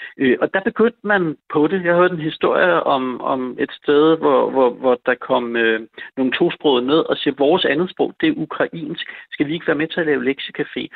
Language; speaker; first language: Danish; native; Danish